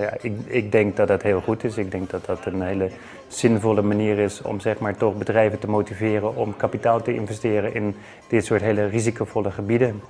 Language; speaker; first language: Dutch; native; Dutch